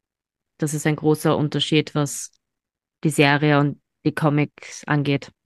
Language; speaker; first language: German; native; German